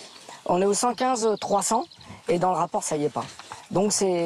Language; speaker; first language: French; native; French